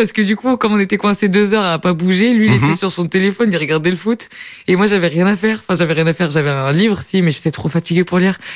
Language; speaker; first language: French; native; French